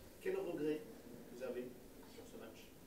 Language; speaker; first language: French; native; French